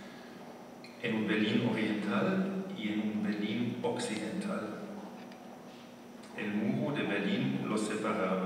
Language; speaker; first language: Spanish; non-native, fluent; German